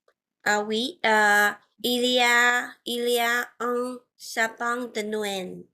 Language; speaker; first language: French; non-native, learner; Vietnamese